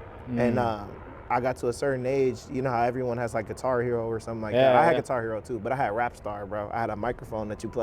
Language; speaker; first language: English; native; English